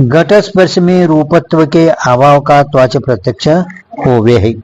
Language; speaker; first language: Hindi; non-native, local second language; Kannada